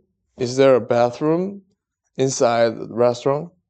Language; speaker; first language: English; non-native, learner; Korean